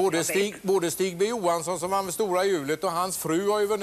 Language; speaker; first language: Swedish; native; Swedish